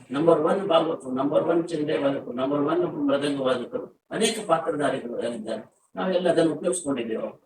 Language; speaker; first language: Kannada; early bilingual, other home language; Marathi